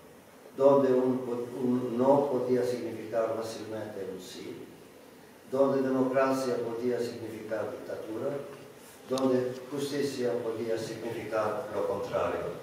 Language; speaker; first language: Spanish; non-native, learner; Greek